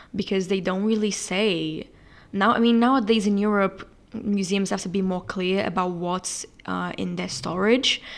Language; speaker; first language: English; non-native, fluent; Portuguese